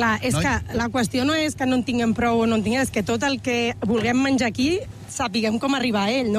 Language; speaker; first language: Catalan; native; Catalan